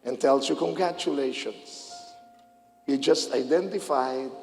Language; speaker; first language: English; non-native, local second language; Filipino